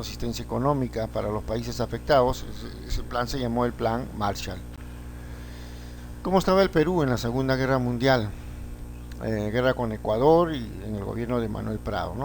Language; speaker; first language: Spanish; native; Spanish